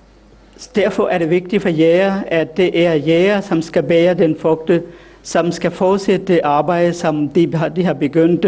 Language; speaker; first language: Danish; non-native, fluent; Urdu